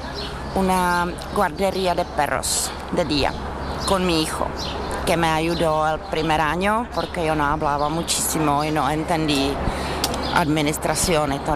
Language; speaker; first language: Spanish; non-native, learner; Czech